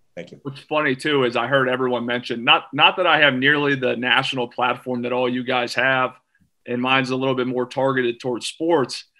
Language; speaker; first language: English; native; English